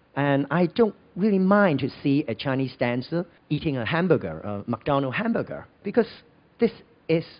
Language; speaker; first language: English; non-native, local second language; Cantonese